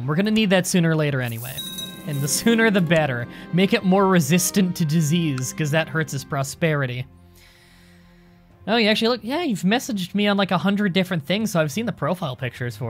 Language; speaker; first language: English; native; English